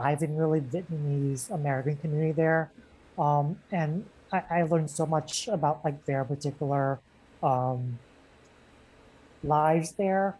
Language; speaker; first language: English; native; English